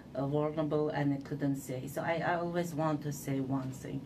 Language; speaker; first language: English; non-native, fluent; Uzbek